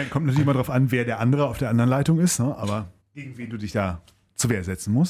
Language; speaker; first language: German; native; German